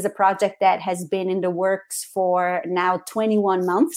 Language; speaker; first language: English; non-native, fluent; Portuguese